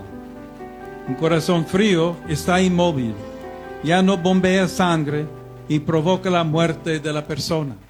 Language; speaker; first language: Spanish; non-native, fluent; English